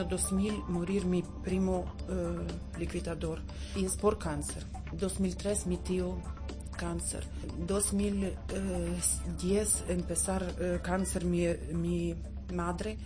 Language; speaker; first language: Spanish; non-native, learner; Russian